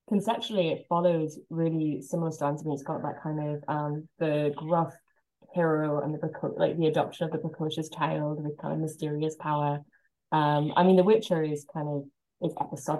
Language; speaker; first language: English; native; English